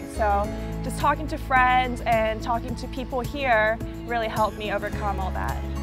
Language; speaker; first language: English; non-native, fluent; Korean